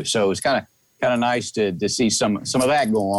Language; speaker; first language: English; native; English